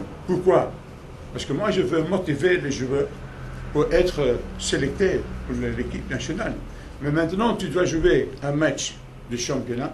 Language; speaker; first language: French; non-native, local second language; Dutch